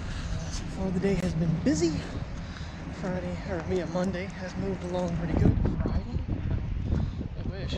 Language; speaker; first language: English; native; English